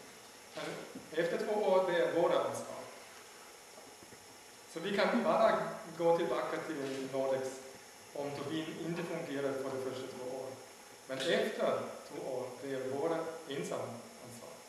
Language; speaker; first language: Swedish; non-native, learner; German